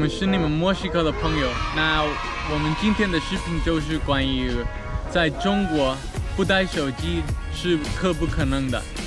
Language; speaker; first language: Chinese; non-native, learner; Spanish